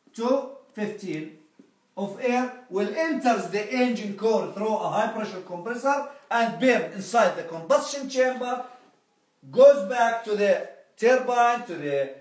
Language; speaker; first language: English; non-native, fluent; Arabic